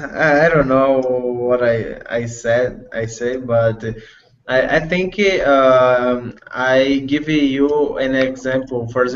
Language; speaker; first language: English; non-native, learner; Portuguese